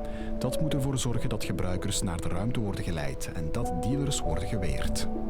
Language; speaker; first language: Dutch; native; Dutch